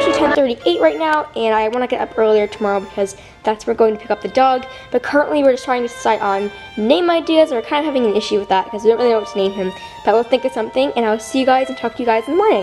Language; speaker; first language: English; native; English